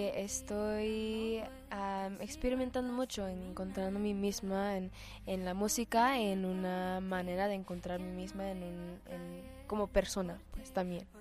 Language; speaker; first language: Spanish; early bilingual, heritage; Spanish